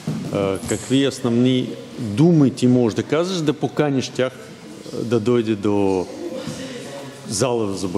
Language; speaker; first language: Bulgarian; non-native, learner; Russian